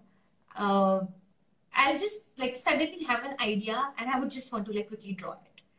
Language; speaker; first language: English; non-native, local second language; Hindi